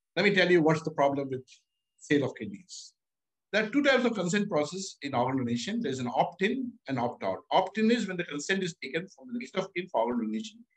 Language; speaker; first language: English; non-native, local second language; Hindi